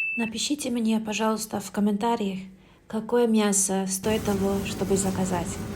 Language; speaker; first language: Russian; non-native, learner; English